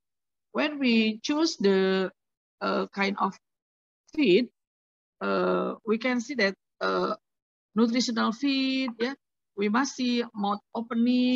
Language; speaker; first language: English; non-native, learner; Indonesian